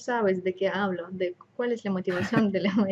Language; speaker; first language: Spanish; non-native, fluent; Russian